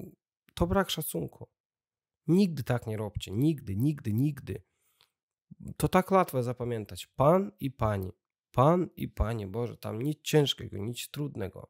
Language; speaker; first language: Polish; non-native, learner; Russian